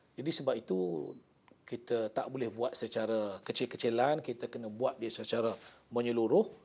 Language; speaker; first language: Malay; native; Malay